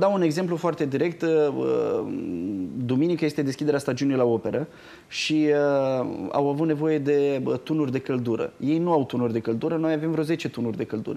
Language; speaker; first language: Romanian; native; Romanian